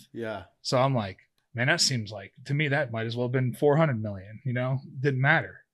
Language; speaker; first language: English; native; English